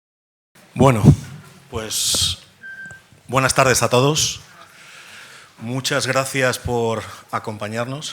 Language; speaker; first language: Spanish; native; Spanish